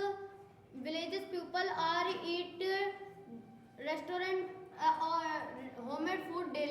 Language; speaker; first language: English; non-native, learner; Hindi